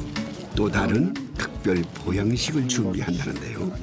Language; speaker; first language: Korean; native; Korean